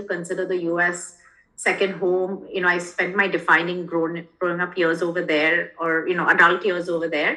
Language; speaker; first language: English; non-native, local second language; Hindi